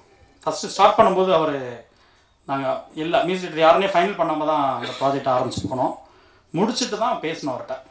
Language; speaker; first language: Tamil; native; Tamil